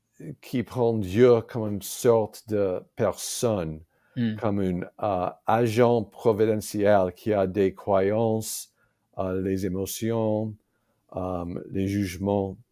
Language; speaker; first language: French; non-native, fluent; English